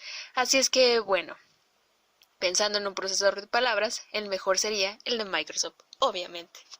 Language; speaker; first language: Spanish; native; Spanish